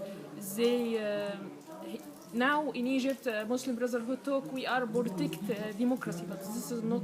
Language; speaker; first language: English; non-native, learner; Arabic